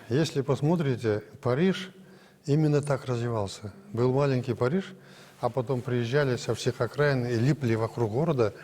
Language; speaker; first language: Russian; non-native, local second language; Kazakh